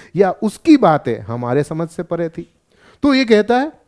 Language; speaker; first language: Hindi; non-native, local second language; Gujarati